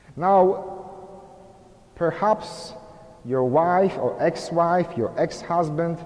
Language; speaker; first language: English; non-native, fluent; Polish